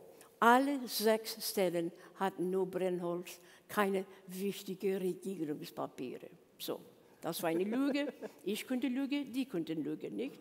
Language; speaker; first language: German; non-native, learner; English